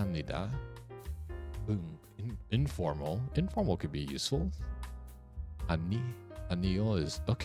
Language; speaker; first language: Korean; non-native, learner; English